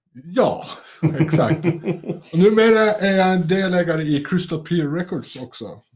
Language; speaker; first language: Swedish; native; Swedish